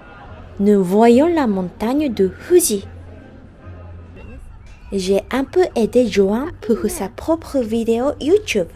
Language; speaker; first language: French; non-native, fluent; Japanese